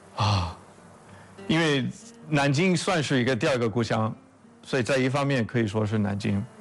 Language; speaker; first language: Chinese; non-native, fluent; English